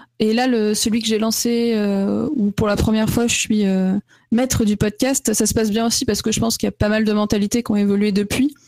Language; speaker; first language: French; native; French